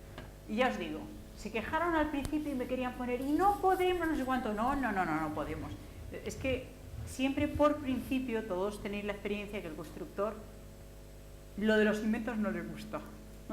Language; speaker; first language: Spanish; native; Spanish